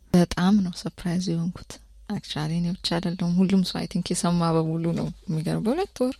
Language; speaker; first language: Amharic; native; Amharic